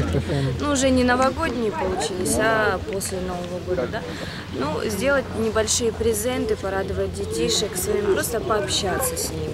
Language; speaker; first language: Russian; native; Russian